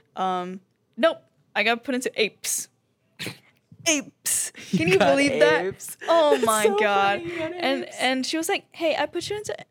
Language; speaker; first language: English; early bilingual, other home language; Spanish